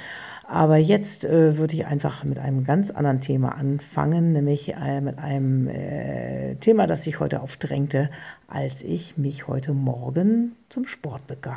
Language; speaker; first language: German; native; German